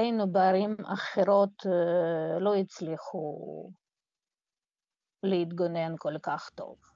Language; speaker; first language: Hebrew; non-native, fluent; Russian